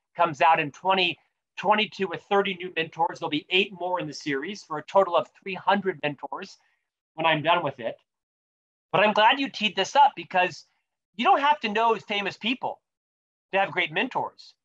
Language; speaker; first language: English; native; English